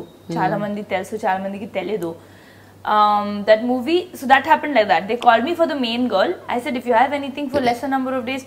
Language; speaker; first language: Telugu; non-native, local second language; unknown